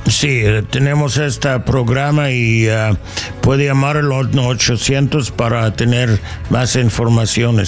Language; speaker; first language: Spanish; non-native, learner; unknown